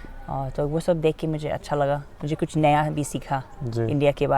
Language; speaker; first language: Hindi; non-native, fluent; English